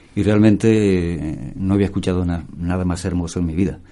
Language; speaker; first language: Spanish; native; Spanish